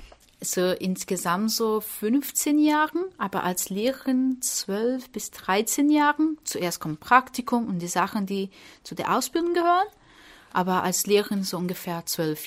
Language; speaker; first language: German; non-native, fluent; Portuguese